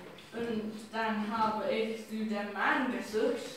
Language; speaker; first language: German; non-native, learner; English